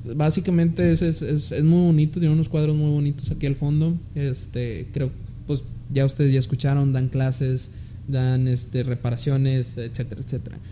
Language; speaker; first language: Spanish; early bilingual, heritage; Spanish